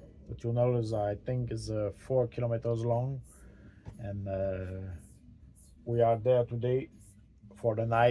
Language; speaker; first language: English; non-native, learner; French